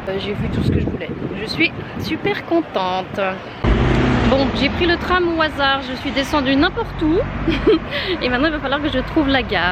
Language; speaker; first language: French; native; French